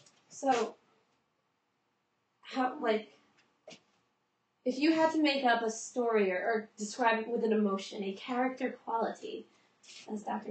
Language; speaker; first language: English; native; English